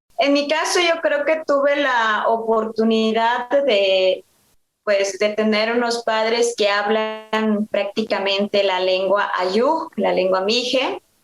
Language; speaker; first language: Spanish; non-native, local second language; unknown